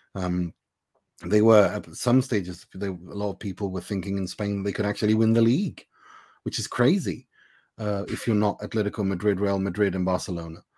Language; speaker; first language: English; non-native, fluent; Persian